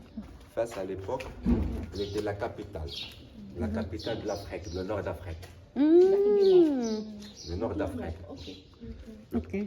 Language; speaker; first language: French; non-native, local second language; Arabic